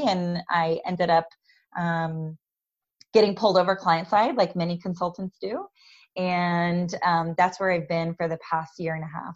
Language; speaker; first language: English; native; English